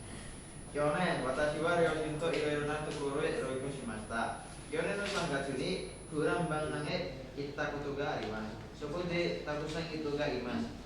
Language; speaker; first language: Japanese; non-native, learner; Indonesian